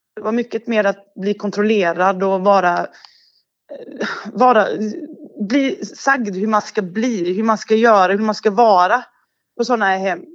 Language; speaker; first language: Swedish; early bilingual, other home language; Bosnian